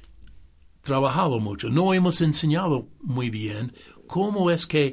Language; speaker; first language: Spanish; non-native, fluent; English